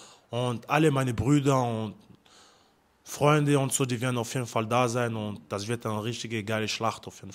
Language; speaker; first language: German; non-native, learner; French